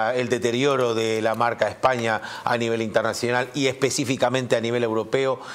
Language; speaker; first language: Spanish; native; Spanish